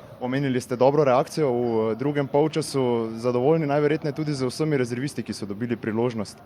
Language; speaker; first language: Slovenian; native; Slovenian